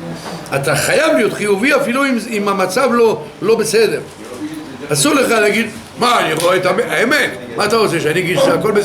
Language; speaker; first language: Hebrew; non-native, fluent; French